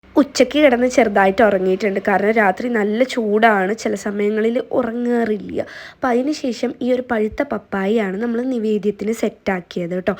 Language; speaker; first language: Malayalam; native; Malayalam